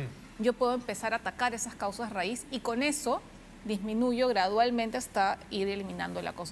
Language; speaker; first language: Spanish; native; Spanish